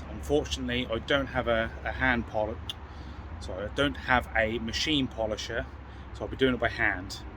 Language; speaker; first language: English; native; English